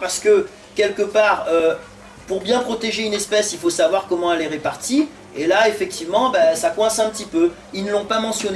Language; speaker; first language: French; native; French